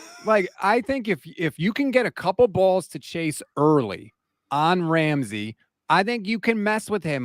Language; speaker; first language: English; native; English